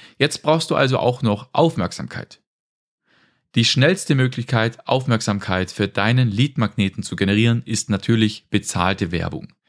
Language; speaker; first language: German; native; German